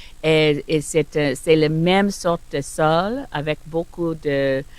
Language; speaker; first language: French; non-native, learner; English